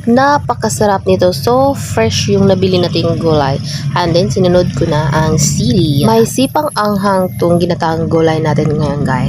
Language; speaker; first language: Filipino; non-native, local second language; Cebuano